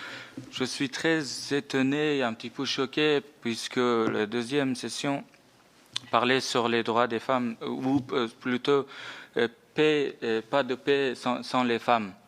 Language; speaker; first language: French; non-native, fluent; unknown